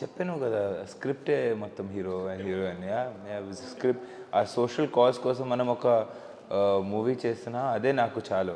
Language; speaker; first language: Telugu; non-native, local second language; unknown